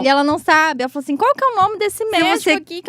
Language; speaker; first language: Portuguese; native; Portuguese